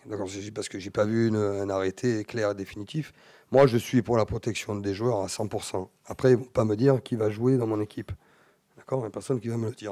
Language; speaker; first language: French; native; French